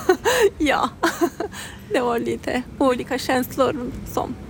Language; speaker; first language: Swedish; non-native, learner; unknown